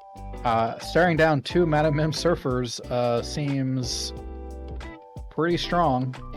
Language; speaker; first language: English; native; English